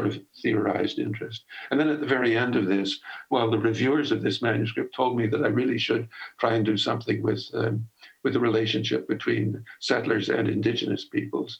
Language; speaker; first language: English; native; English